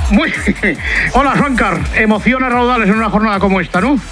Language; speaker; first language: Spanish; native; Spanish